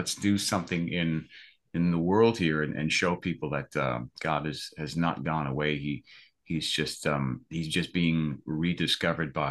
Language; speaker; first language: English; native; English